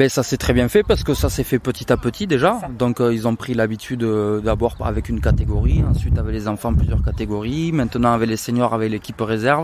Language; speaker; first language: French; native; French